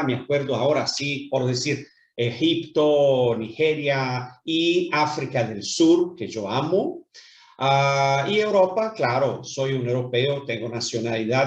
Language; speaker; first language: Spanish; non-native, fluent; Portuguese